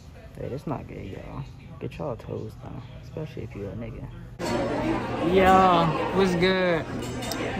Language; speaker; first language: English; native; English